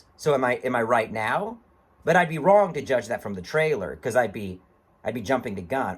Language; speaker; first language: English; native; English